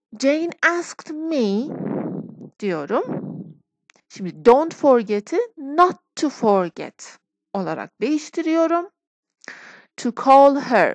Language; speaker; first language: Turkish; non-native, fluent; Persian